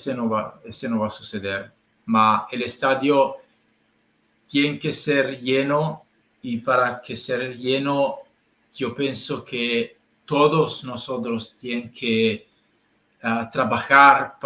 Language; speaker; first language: Spanish; non-native, learner; Italian